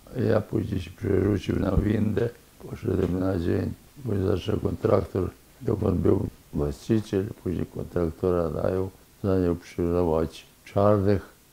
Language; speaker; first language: Polish; native; Polish